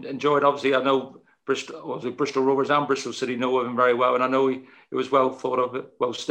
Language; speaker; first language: English; native; English